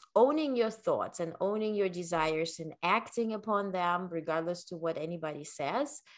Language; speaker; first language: English; non-native, fluent; Ukrainian